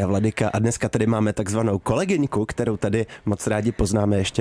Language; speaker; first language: Czech; native; Czech